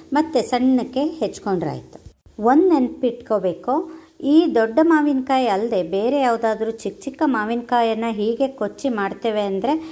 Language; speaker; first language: Kannada; non-native, local second language; Konkani